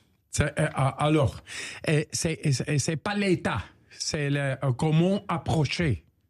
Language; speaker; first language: French; non-native, learner; Dutch